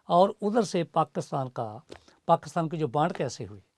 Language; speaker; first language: Hindi; native; Hindi